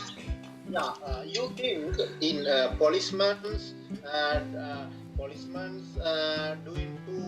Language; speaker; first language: English; non-native, learner; Sinhala